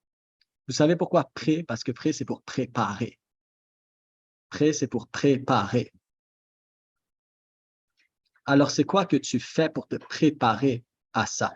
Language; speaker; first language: French; native; French